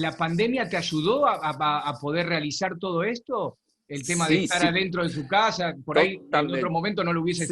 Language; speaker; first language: Spanish; native; Spanish